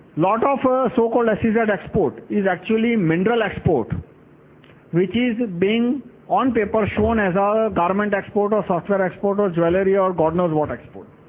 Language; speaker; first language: English; non-native, local second language; Gujarati